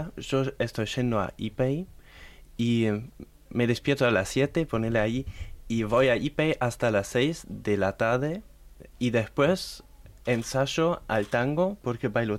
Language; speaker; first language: Spanish; non-native, fluent; German